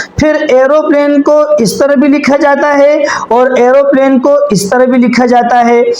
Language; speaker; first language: Urdu; non-native, local second language; Pashto